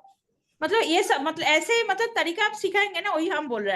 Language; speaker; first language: Hindi; non-native, local second language; Bangla